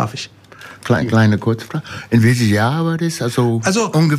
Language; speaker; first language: German; non-native, fluent; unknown